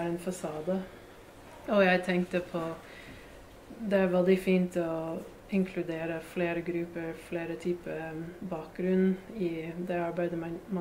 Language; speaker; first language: Norwegian; non-native, fluent; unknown